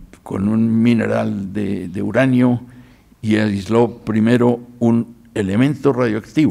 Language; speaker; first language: Spanish; native; Spanish